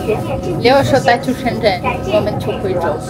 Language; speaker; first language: Chinese; non-native, learner; Russian